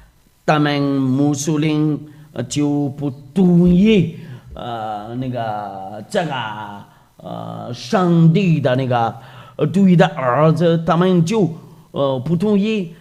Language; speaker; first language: Chinese; non-native, fluent; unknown